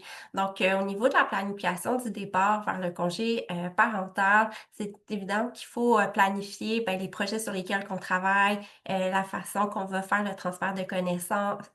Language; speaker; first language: French; native; French